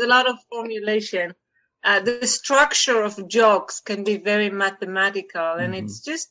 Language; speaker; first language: English; non-native, fluent; Hebrew